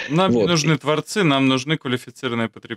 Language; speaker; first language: Russian; native; Russian